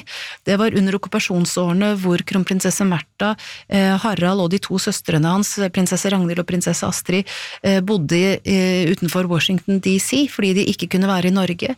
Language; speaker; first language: Norwegian; native; Norwegian